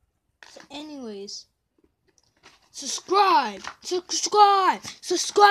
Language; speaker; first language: English; native; English